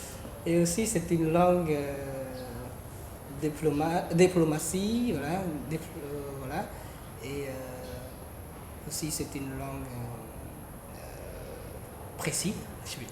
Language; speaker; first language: French; non-native, fluent; Khmer